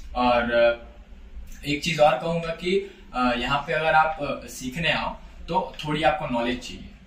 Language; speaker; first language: Hindi; native; Hindi